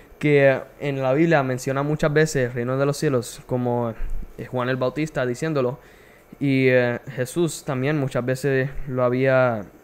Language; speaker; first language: Spanish; early bilingual, heritage; Spanish